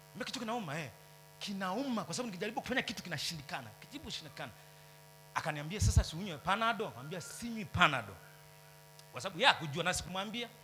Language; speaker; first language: Swahili; native; Swahili